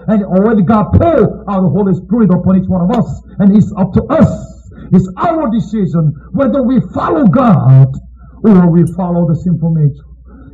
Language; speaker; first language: English; non-native, fluent; Korean